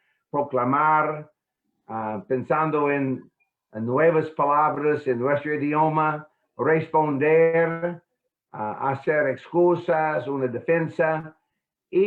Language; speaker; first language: Spanish; non-native, fluent; English